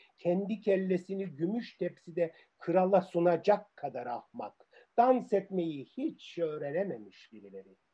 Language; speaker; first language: Turkish; native; Turkish